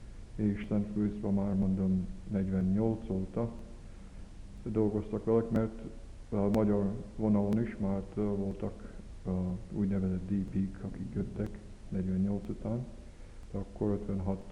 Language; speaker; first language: Hungarian; early bilingual, heritage; Hungarian